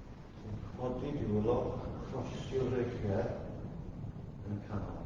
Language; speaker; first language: Welsh; non-native, fluent; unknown